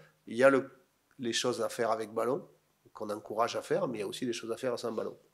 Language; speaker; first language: French; native; French